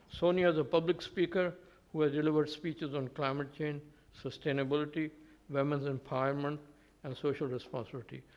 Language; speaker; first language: English; native; English